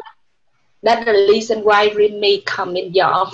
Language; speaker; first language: English; non-native, learner; Vietnamese